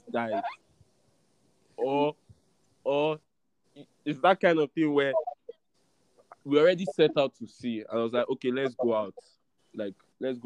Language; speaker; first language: English; non-native, local second language; Yoruba